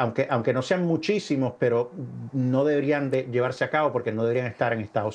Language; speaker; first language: Spanish; native; Spanish